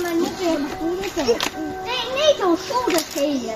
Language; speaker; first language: Chinese; early bilingual, heritage; Chinese